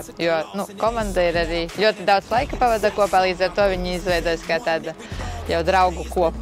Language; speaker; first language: Latvian; native; Latvian